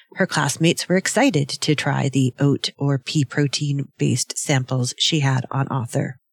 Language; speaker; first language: English; native; English